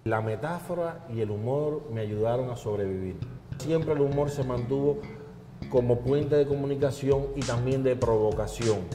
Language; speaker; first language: Spanish; native; Spanish